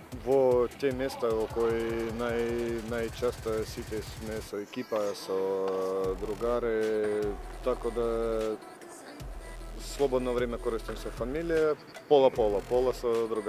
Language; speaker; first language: Macedonian; non-native, fluent; Russian